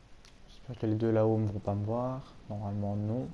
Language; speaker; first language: French; native; French